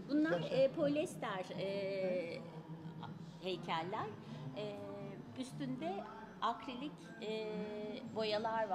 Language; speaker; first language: Turkish; native; Turkish